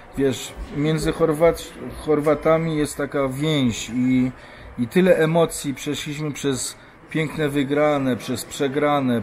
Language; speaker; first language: Polish; non-native, fluent; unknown